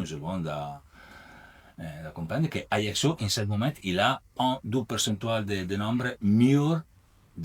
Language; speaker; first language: French; non-native, learner; Italian